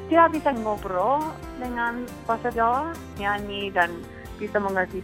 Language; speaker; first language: Indonesian; non-native, fluent; English